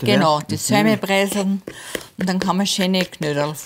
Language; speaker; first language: German; native; German